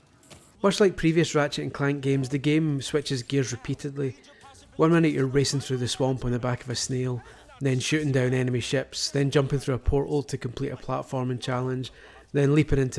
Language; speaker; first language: English; native; English